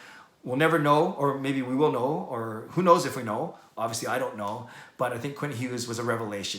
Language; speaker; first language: English; native; English